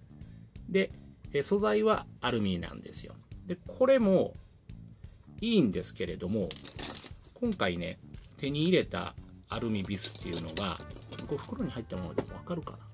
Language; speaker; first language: Japanese; native; Japanese